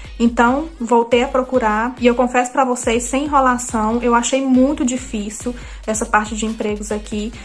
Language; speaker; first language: Portuguese; native; Portuguese